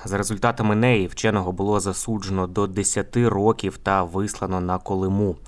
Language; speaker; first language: Ukrainian; native; Ukrainian